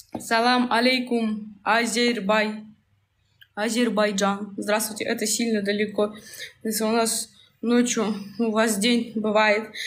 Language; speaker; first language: Russian; native; Russian